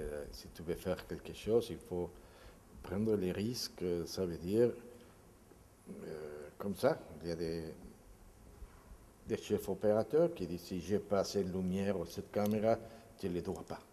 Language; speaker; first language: French; non-native, fluent; Spanish